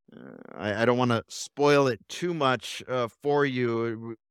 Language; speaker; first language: English; native; English